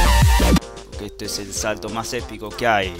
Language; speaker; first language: Spanish; native; Spanish